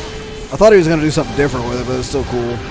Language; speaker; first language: English; native; English